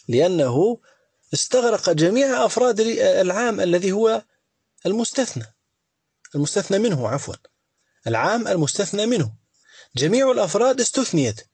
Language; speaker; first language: Arabic; native; Arabic